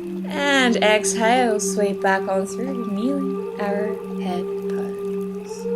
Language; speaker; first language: English; native; English